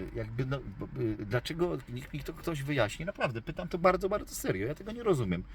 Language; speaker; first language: Polish; native; Polish